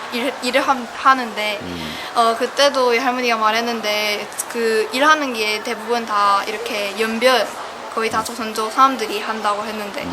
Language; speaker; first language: Korean; early bilingual, heritage; Korean